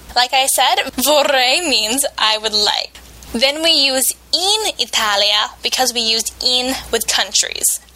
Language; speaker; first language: English; native; English